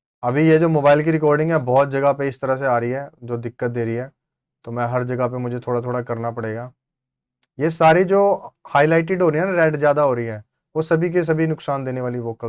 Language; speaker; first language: Hindi; native; Hindi